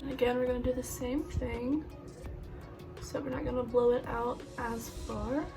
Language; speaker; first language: English; native; English